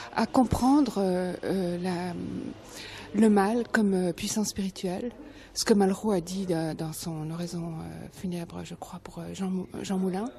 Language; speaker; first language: French; native; French